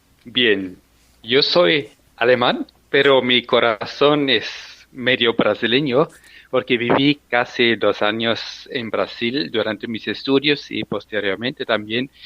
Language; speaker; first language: Spanish; non-native, fluent; German